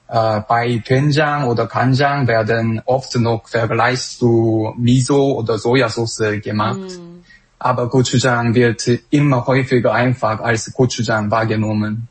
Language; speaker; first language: German; non-native, fluent; Korean